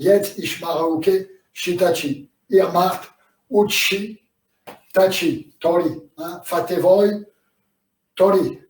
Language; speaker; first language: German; non-native, learner; French